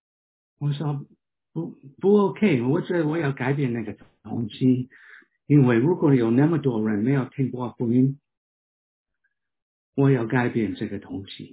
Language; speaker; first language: Chinese; non-native, fluent; English